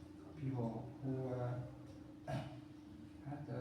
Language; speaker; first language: English; non-native, learner; Vietnamese